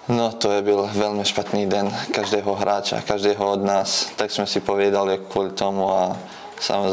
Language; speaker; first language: Czech; non-native, fluent; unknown